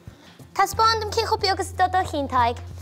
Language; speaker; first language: Irish; native; Irish